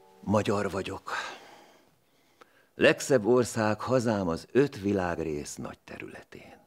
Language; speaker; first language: Hungarian; native; Hungarian